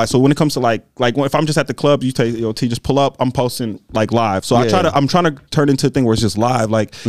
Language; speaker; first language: English; native; English